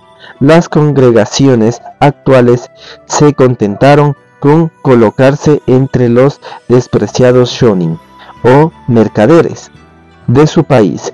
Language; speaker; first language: Spanish; native; Spanish